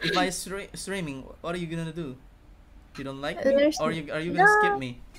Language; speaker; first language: English; non-native, fluent; Indonesian